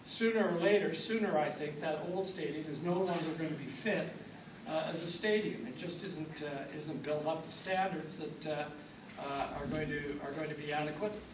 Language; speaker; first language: English; native; English